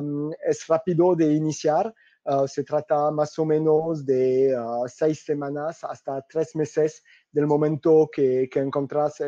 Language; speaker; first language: Spanish; non-native, fluent; French